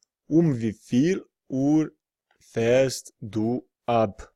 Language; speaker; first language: German; non-native, fluent; Serbian